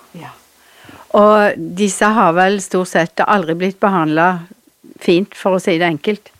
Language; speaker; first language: Norwegian; native; Norwegian